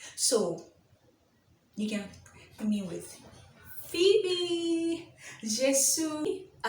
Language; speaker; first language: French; non-native, learner; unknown